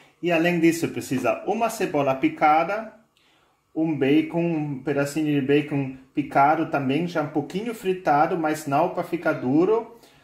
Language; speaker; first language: Portuguese; non-native, fluent; German